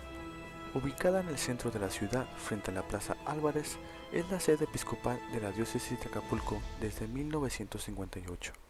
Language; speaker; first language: Spanish; native; Spanish